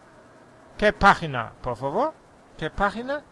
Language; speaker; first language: Spanish; non-native, learner; German